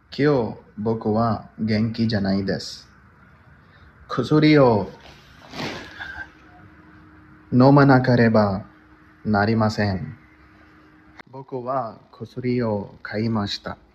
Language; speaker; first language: Japanese; non-native, learner; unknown